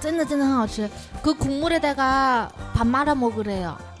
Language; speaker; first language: Korean; non-native, fluent; Chinese